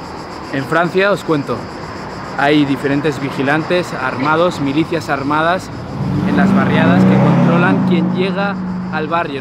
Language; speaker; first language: Spanish; native; Spanish